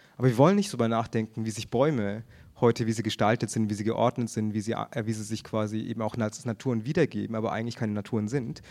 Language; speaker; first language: German; early bilingual, other home language; Tamil